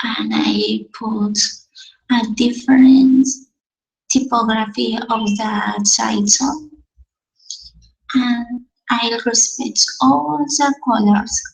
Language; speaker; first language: English; non-native, learner; Spanish